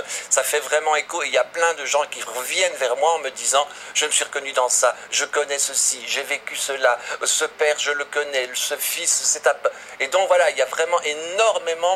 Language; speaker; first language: French; native; French